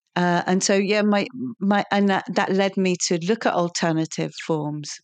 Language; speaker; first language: English; native; English